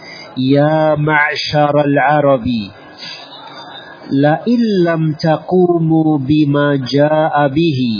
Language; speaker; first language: Arabic; non-native, fluent; Indonesian